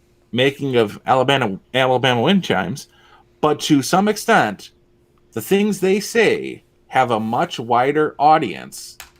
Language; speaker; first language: English; native; English